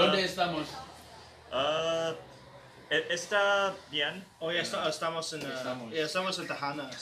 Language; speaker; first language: Spanish; non-native, learner; Indonesian